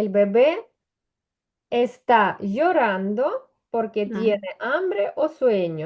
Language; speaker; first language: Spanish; non-native, fluent; Ukrainian